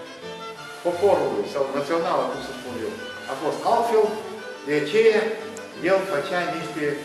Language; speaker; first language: Romanian; non-native, local second language; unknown